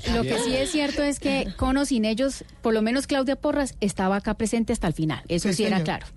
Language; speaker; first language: Spanish; native; Spanish